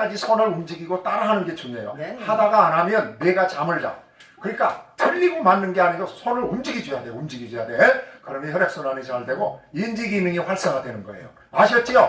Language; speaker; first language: Korean; native; Korean